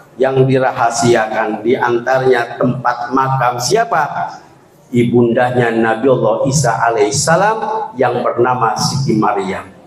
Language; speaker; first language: Indonesian; native; Indonesian